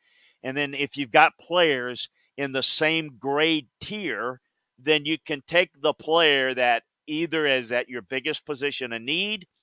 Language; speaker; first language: English; native; English